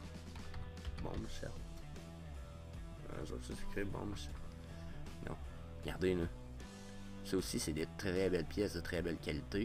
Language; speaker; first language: French; native; French